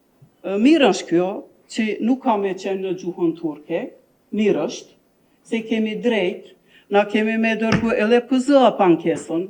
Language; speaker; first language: Albanian; non-native, local second language; Turkish